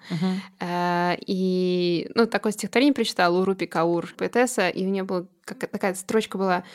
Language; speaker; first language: Russian; native; Russian